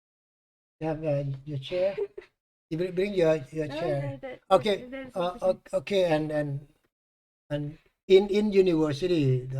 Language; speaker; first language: English; non-native, fluent; Thai